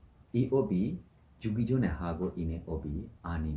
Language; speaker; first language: Korean; non-native, learner; Burmese